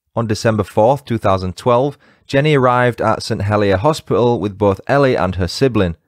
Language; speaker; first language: English; native; English